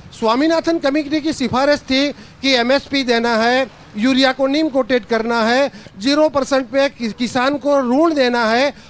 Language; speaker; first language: Hindi; non-native, local second language; Gujarati